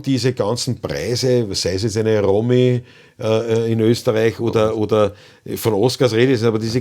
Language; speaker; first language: German; native; German